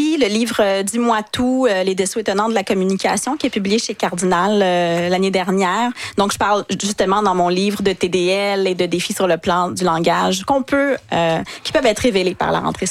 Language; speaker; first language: French; native; French